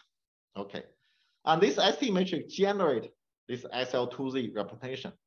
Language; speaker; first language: English; non-native, fluent; Chinese